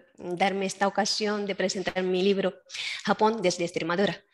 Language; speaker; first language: Spanish; non-native, fluent; Japanese